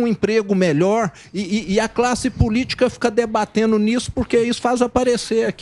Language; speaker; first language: Portuguese; native; Portuguese